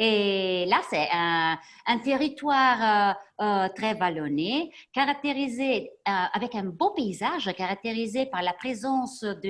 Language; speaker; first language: French; non-native, fluent; Italian